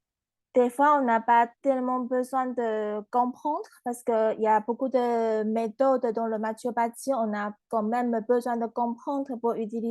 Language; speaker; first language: French; non-native, fluent; Chinese